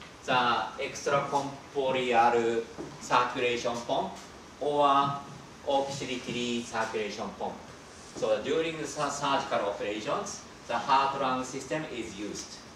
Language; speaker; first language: English; non-native, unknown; Japanese